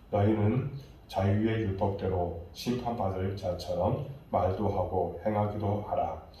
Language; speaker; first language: Korean; native; Korean